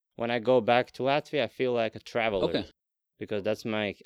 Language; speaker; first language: English; non-native, fluent; Latvian